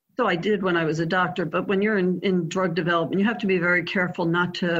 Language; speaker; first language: English; native; English